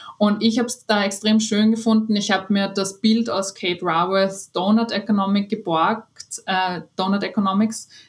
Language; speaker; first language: German; native; German